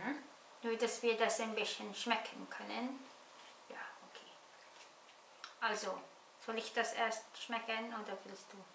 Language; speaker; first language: German; non-native, learner; Filipino